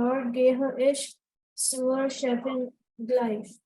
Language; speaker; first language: German; non-native, learner; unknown